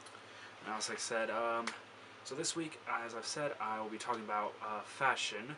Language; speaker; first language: English; native; English